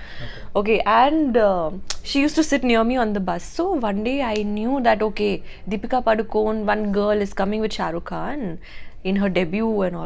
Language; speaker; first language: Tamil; non-native, learner; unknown